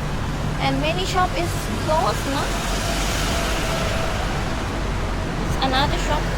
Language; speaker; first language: English; non-native, learner; Thai